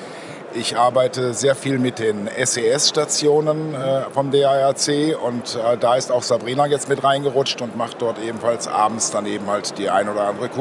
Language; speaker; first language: German; native; German